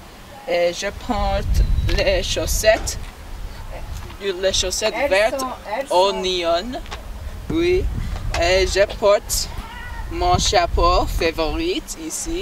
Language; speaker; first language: French; non-native, learner; English